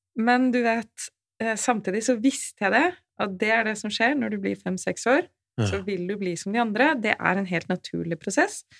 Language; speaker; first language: Norwegian; native; Norwegian